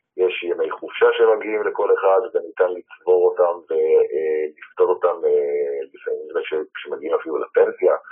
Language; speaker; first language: Hebrew; native; Hebrew